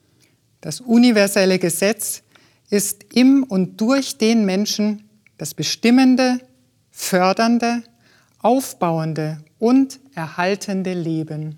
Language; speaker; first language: German; native; German